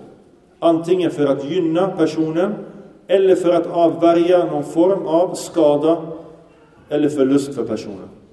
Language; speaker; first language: Swedish; early bilingual, other home language; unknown